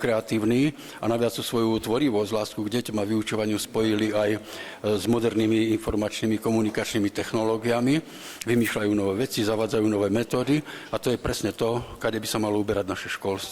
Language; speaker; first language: Slovak; native; Slovak